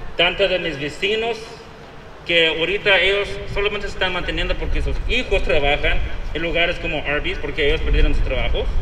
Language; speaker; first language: Spanish; early bilingual, heritage; Spanish